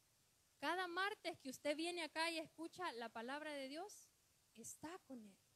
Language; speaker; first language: Spanish; native; Spanish